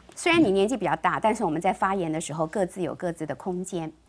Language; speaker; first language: Chinese; native; Chinese